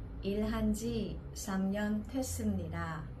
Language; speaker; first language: Korean; non-native, learner; Thai